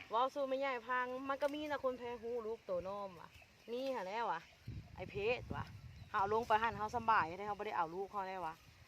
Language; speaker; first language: Thai; native; Thai